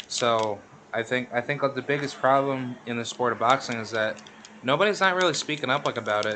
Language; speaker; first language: English; native; English